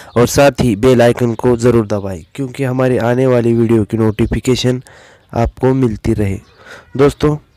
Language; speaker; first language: Hindi; non-native, local second language; Marathi